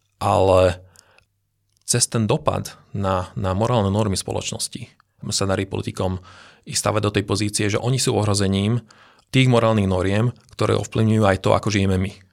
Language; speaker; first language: Slovak; non-native, local second language; Hungarian